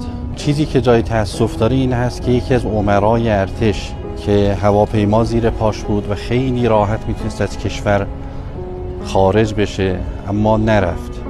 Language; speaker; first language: Persian; native; Persian